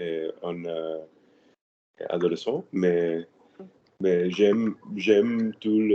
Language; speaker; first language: French; non-native, learner; Spanish